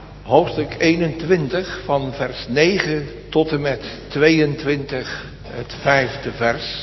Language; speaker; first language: Dutch; native; Dutch